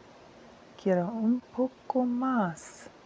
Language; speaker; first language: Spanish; non-native, learner; English